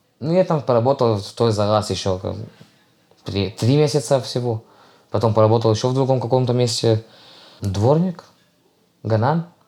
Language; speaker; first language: Russian; early bilingual, heritage; Russian